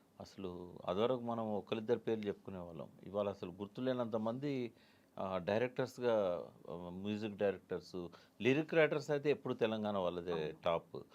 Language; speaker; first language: Telugu; native; Telugu